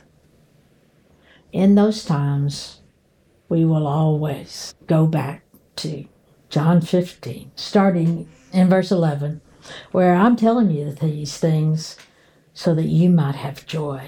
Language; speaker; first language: English; native; English